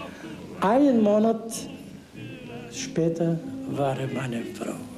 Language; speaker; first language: German; non-native, learner; Bulgarian